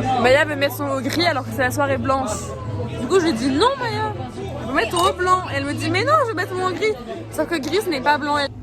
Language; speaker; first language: French; native; French